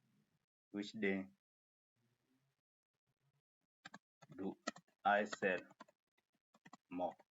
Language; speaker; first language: English; native; English